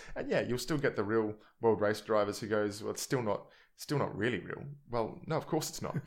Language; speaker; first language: English; native; English